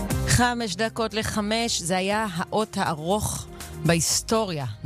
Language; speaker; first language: Hebrew; native; Hebrew